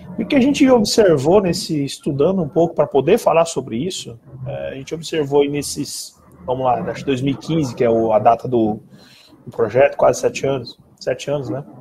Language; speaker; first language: Portuguese; native; Portuguese